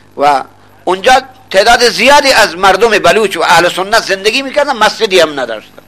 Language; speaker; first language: Persian; non-native, local second language; Baluchi